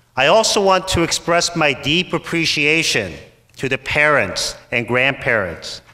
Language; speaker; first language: English; native; English